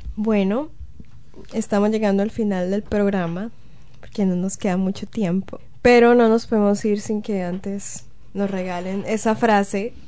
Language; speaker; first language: Spanish; native; Spanish